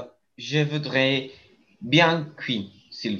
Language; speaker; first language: French; non-native, learner; Spanish